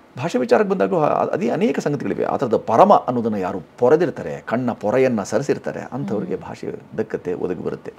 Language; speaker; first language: Kannada; non-native, local second language; Hindi